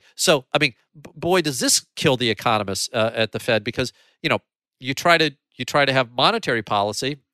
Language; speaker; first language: English; native; English